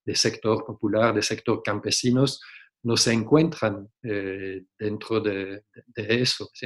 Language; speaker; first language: Spanish; non-native, fluent; French